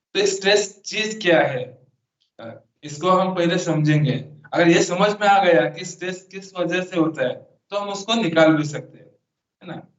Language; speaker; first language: Hindi; non-native, local second language; Marathi